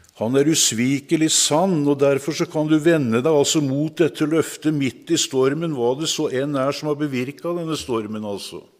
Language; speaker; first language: Norwegian; native; Norwegian